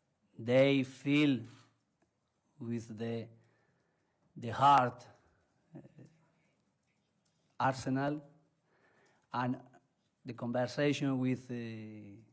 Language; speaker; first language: English; non-native, learner; Spanish